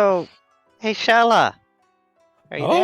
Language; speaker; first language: English; native; English